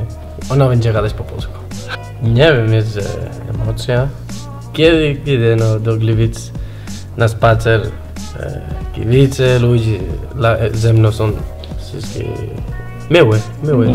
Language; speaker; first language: Polish; non-native, learner; Spanish